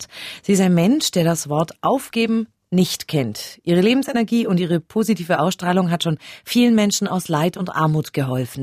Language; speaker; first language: German; native; German